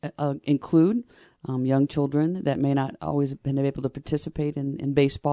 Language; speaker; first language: English; native; English